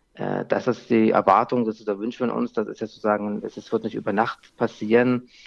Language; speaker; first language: German; non-native, fluent; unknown